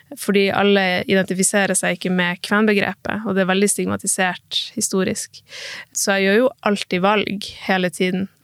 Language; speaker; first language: Norwegian; native; Norwegian